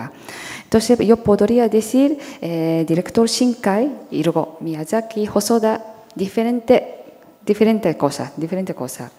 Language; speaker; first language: Spanish; non-native, fluent; Japanese